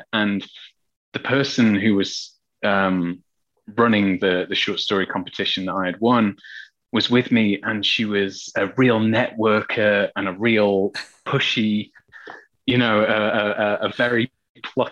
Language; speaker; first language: English; native; English